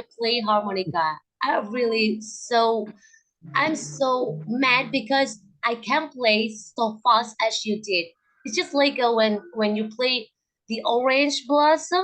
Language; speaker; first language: English; non-native, learner; Indonesian